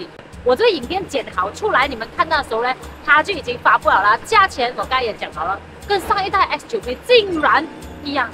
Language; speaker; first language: Chinese; native; Chinese